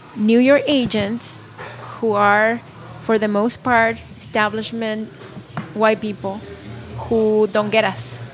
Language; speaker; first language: English; non-native, fluent; Spanish